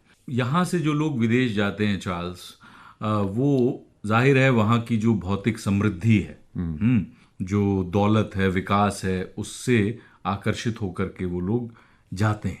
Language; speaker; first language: Hindi; native; Hindi